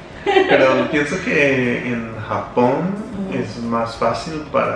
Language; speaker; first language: Spanish; non-native, learner; English